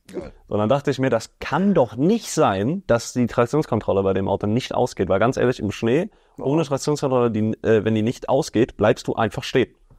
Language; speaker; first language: German; native; German